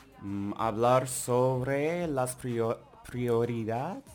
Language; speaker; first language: Spanish; non-native, learner; English